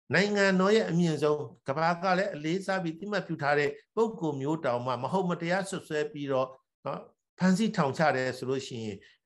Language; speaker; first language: Burmese; native; Burmese